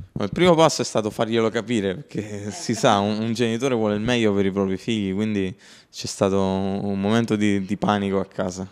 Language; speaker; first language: Italian; native; Italian